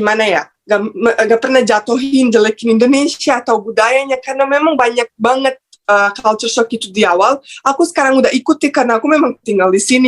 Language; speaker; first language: Indonesian; non-native, fluent; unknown